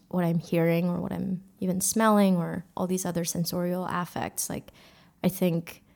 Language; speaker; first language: English; early bilingual, other home language; Korean